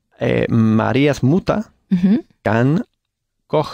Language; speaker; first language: German; non-native, learner; Spanish